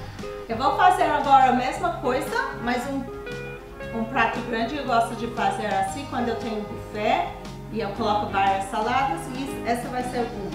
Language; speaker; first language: Portuguese; non-native, fluent; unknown